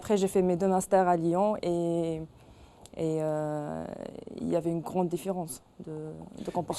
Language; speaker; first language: French; non-native, local second language; Arabic